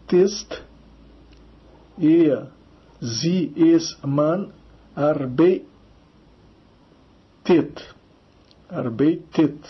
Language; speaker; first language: German; non-native, fluent; Portuguese